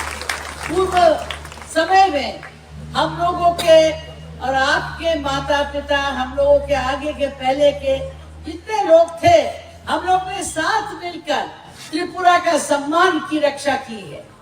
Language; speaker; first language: Hindi; non-native, local second language; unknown